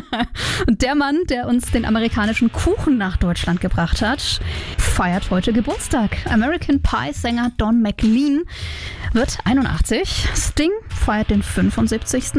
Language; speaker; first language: German; native; German